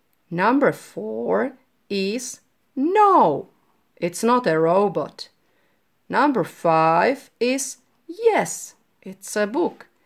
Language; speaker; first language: English; non-native, fluent; Czech